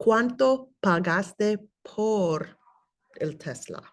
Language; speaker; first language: Spanish; non-native, fluent; English